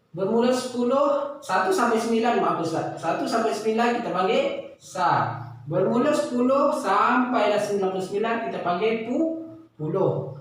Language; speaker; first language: Malay; native; Malay